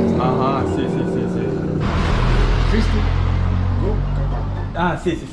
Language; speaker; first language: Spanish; non-native, learner; Korean